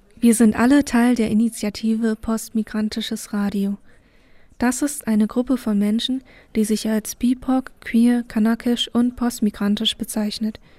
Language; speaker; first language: German; early bilingual, other home language; Vietnamese